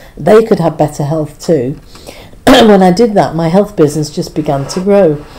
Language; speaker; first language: English; native; English